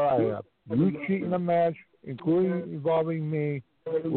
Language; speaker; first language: English; native; English